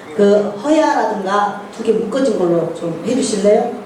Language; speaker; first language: Korean; native; Korean